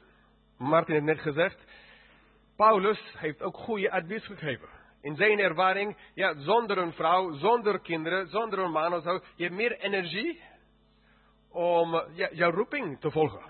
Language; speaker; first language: Dutch; non-native, fluent; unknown